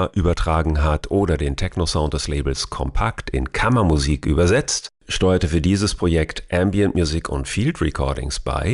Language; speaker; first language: German; native; German